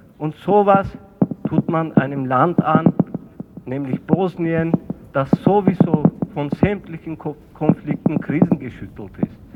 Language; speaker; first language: German; early bilingual, other home language; Turkish